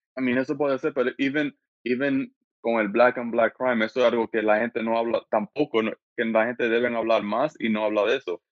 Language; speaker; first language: Spanish; early bilingual, heritage; Spanish